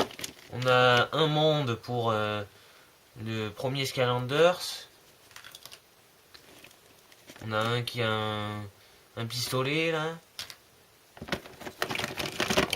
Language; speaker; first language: French; native; French